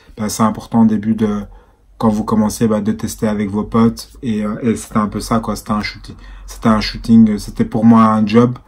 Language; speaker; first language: French; native; French